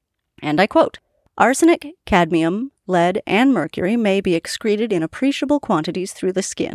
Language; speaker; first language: English; native; English